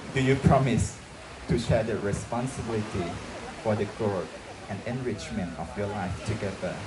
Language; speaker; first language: English; non-native, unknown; Thai